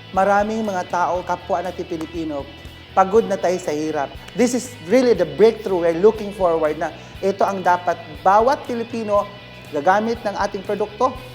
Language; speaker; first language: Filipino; non-native, local second language; Cebuano